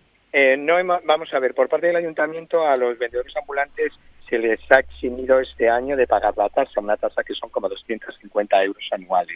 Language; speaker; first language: Spanish; native; Spanish